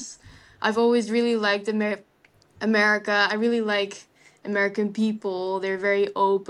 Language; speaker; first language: English; non-native, fluent; Dutch